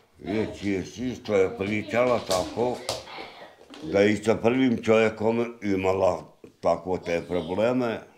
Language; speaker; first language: Croatian; native; Croatian